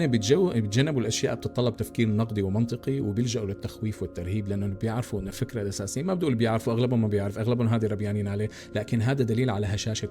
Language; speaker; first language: Arabic; native; Arabic